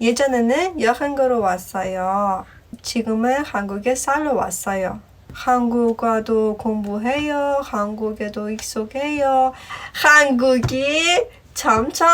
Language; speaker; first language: Korean; non-native, learner; Persian